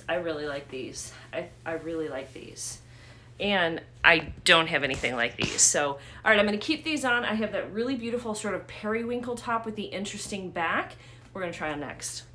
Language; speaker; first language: English; native; English